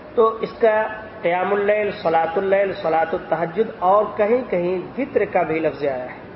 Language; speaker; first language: Urdu; native; Urdu